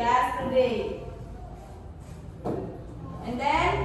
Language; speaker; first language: English; non-native, learner; Indonesian